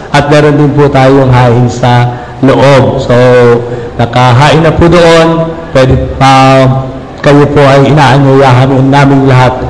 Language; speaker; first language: Filipino; native; Filipino